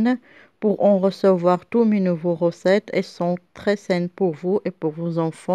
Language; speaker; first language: French; non-native, local second language; Arabic